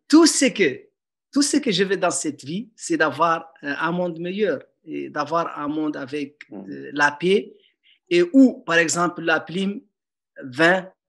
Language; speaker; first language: French; non-native, local second language; Arabic